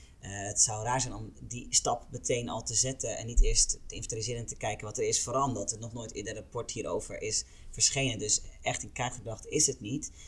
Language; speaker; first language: Dutch; native; Dutch